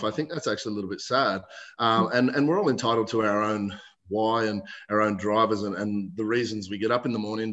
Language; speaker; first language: English; native; English